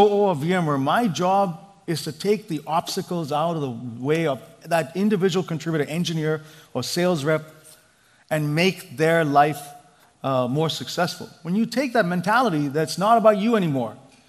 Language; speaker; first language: English; non-native, local second language; Malayalam